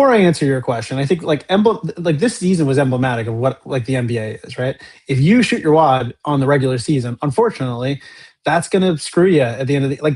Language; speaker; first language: English; native; English